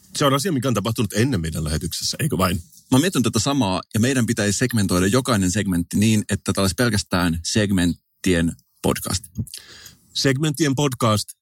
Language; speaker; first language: Finnish; native; Finnish